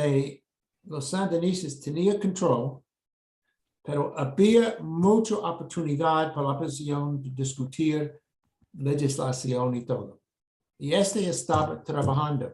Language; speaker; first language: Spanish; non-native, fluent; English